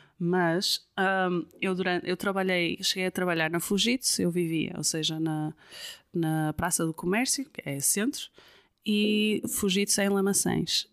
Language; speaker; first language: Portuguese; non-native, fluent; Dutch